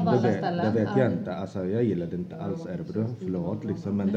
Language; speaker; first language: Swedish; non-native, fluent; Azerbaijani